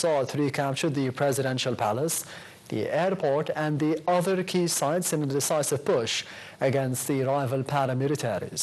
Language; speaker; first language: English; non-native, local second language; Arabic